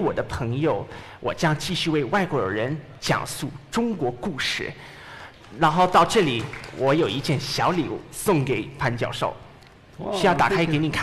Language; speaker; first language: Chinese; non-native, fluent; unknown